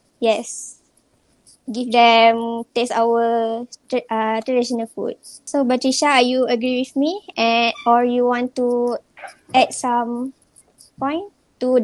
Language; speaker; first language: English; non-native, local second language; Malay